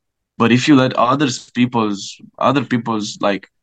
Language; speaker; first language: English; non-native, fluent; Romanian